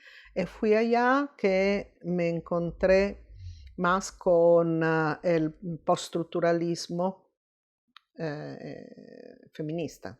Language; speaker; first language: Spanish; non-native, fluent; Italian